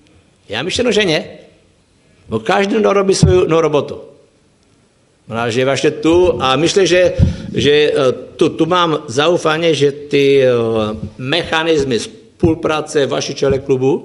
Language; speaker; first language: Polish; non-native, learner; Czech